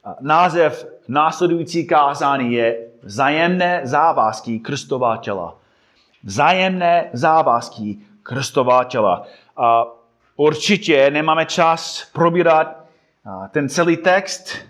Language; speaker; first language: Czech; non-native, fluent; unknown